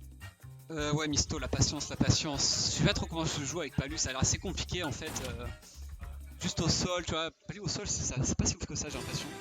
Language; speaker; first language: French; native; French